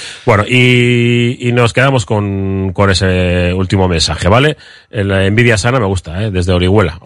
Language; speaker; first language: Spanish; native; Spanish